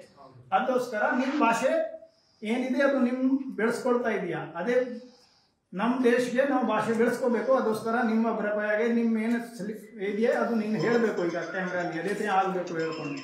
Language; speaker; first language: Kannada; non-native, learner; Punjabi